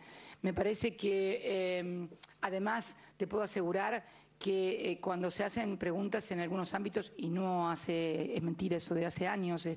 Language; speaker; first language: Spanish; native; Spanish